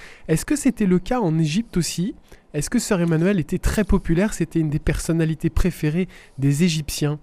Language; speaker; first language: French; native; French